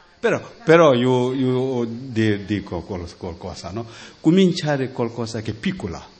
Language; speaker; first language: Italian; non-native, learner; Tibetan